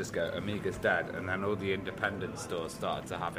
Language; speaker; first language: English; native; English